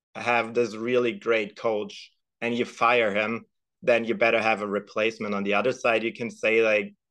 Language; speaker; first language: English; non-native, fluent; German